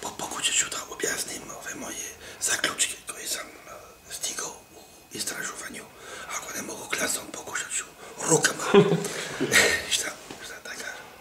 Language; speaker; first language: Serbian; non-native, fluent; French